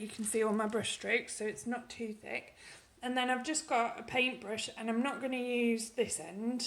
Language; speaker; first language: English; native; English